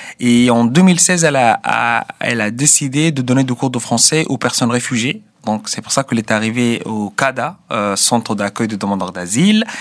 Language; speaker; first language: French; non-native, fluent; Arabic